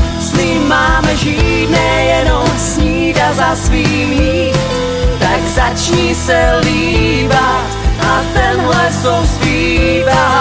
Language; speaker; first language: Czech; native; Czech